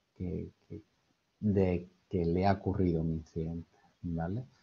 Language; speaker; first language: Spanish; native; Spanish